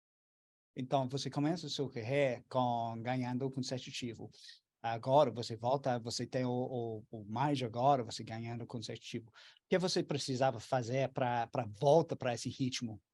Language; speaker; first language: Portuguese; non-native, learner; English